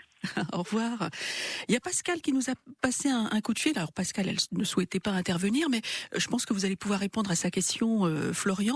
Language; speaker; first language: French; native; French